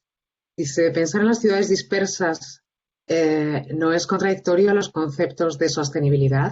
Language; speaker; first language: Spanish; native; Spanish